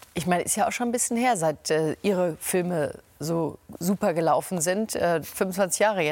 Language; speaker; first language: German; native; German